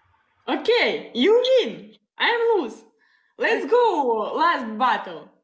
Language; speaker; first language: English; non-native, learner; Russian